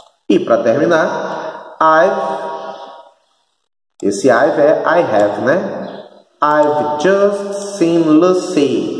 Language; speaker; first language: English; non-native, fluent; Portuguese